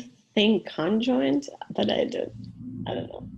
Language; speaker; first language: English; non-native, fluent; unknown